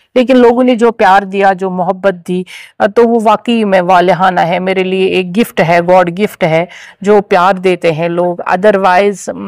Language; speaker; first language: Hindi; non-native, local second language; Kashmiri